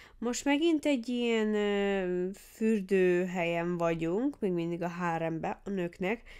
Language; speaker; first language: Hungarian; early bilingual, heritage; Hungarian